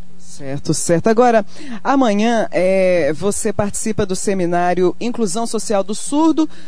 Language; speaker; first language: Portuguese; native; Portuguese